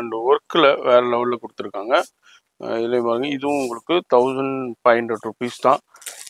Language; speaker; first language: Tamil; native; Tamil